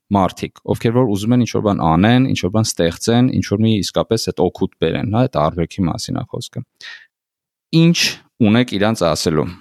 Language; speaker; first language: Armenian; native; Armenian